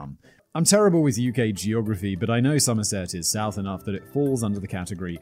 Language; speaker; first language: English; native; English